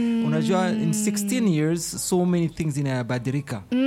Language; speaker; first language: English; non-native, fluent; Swahili